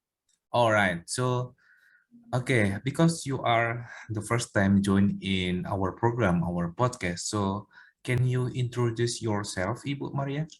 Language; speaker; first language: English; non-native, learner; Indonesian